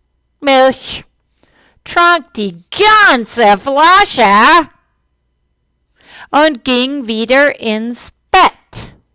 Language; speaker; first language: German; non-native, fluent; English